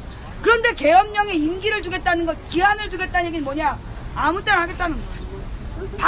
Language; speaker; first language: Korean; native; Korean